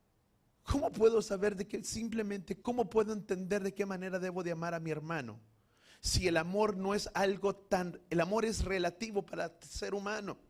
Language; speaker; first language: Spanish; native; Spanish